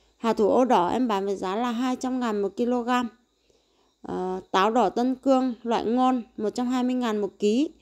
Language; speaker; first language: Vietnamese; non-native, local second language; Tày